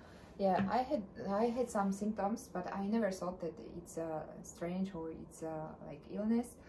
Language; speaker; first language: English; non-native, learner; Russian